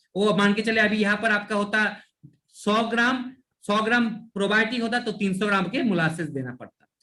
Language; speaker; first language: Hindi; non-native, local second language; Bangla